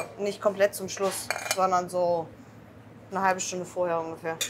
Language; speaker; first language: German; native; German